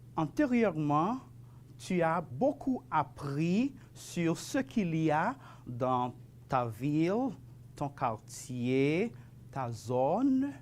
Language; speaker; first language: French; non-native, fluent; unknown